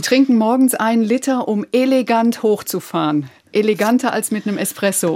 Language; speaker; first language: German; native; German